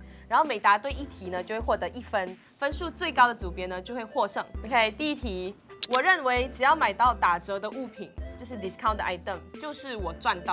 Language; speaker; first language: Chinese; native; Chinese